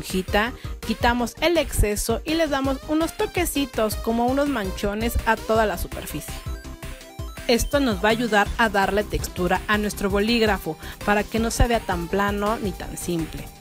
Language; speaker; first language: Spanish; native; Spanish